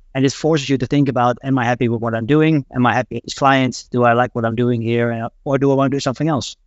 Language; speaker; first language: English; non-native, fluent; Dutch